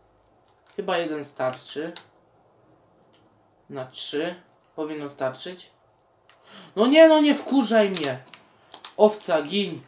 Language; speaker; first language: Polish; native; Polish